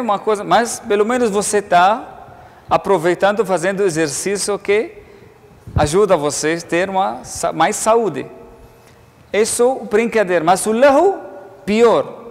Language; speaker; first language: Portuguese; non-native, learner; Arabic